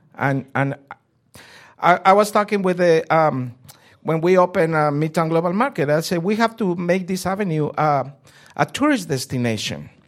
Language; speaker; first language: English; non-native, fluent; Spanish